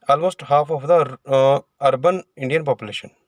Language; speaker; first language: English; non-native, local second language; Punjabi